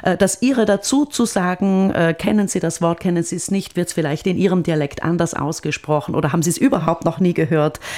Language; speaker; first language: German; native; German